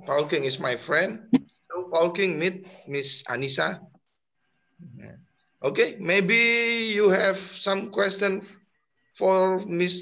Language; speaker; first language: English; non-native, learner; Indonesian